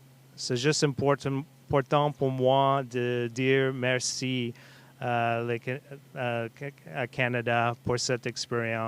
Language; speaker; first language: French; non-native, learner; English